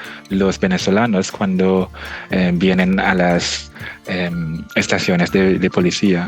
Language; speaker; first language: Spanish; non-native, fluent; English